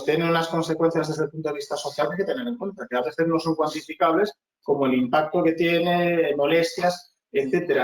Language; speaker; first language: Spanish; native; Spanish